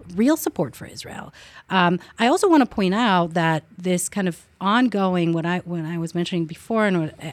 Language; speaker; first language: English; non-native, fluent; Hebrew